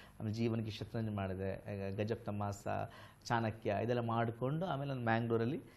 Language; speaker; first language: Kannada; non-native, local second language; Konkani